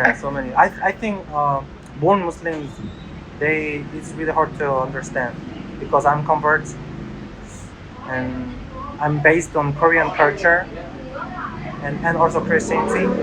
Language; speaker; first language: English; non-native, learner; Korean